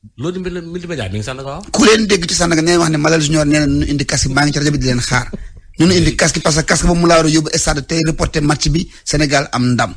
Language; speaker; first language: Wolof; native; Wolof